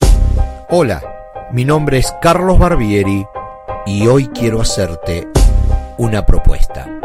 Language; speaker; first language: Spanish; native; Spanish